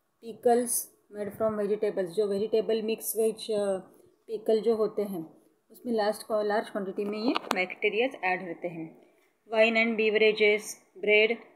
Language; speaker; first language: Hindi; non-native, local second language; Marathi